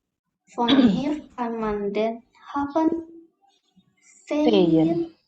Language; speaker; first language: German; non-native, learner; Indonesian